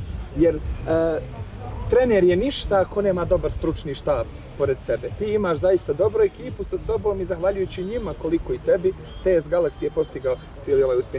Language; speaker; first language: Serbian; native; Serbian